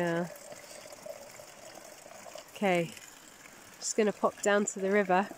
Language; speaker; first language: English; native; English